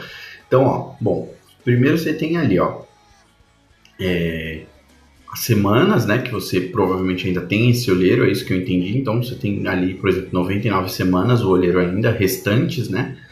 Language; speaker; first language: Portuguese; native; Portuguese